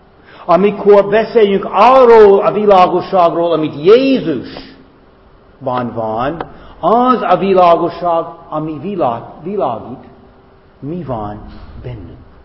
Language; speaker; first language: Hungarian; non-native, fluent; English